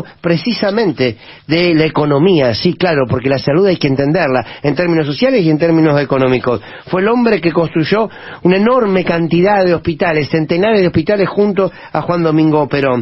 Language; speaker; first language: Spanish; native; Spanish